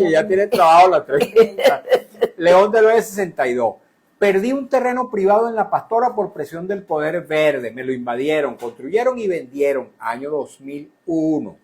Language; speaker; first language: Spanish; native; Spanish